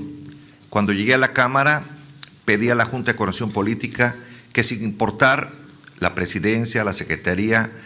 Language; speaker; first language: Spanish; native; Spanish